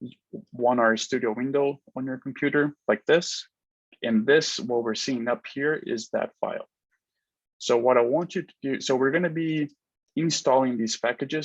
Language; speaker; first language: English; non-native, fluent; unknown